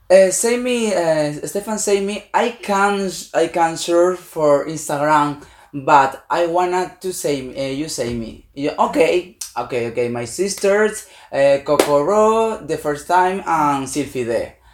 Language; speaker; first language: English; non-native, learner; Spanish